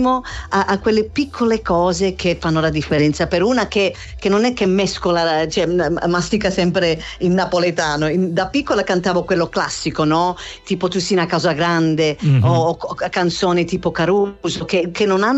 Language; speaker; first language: Italian; non-native, fluent; English